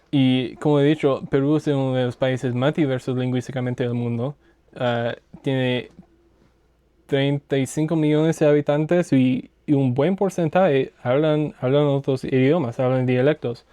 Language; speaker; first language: Spanish; non-native, learner; English